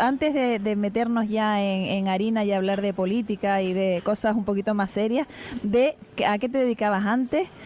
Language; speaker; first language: Spanish; native; Spanish